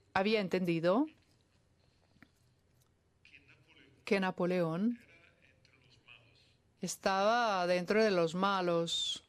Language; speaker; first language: Spanish; non-native, fluent; Italian